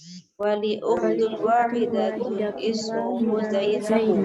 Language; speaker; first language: Arabic; non-native, learner; Indonesian